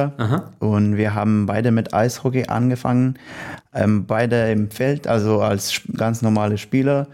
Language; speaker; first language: German; non-native, learner; Polish